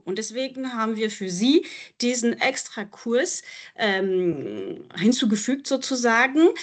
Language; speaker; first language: German; non-native, fluent; French